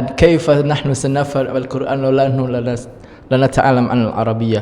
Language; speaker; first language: Arabic; non-native, learner; Indonesian